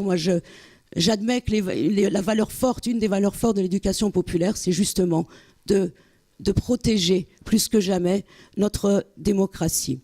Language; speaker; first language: French; native; French